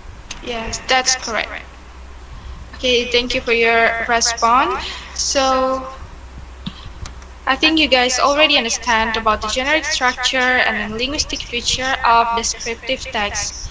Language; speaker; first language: English; non-native, learner; Indonesian